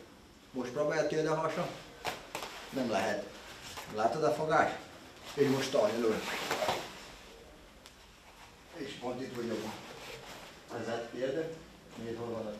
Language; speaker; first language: Hungarian; non-native, learner; Portuguese